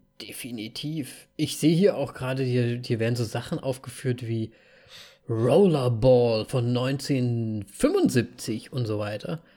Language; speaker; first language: German; native; German